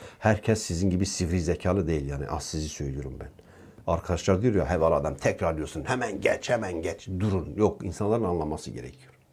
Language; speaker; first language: Turkish; native; Turkish